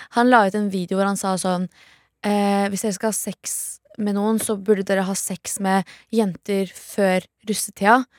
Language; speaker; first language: Norwegian; native; Norwegian